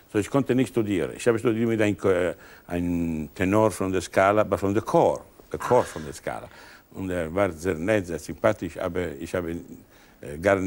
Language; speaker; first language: German; non-native, learner; Italian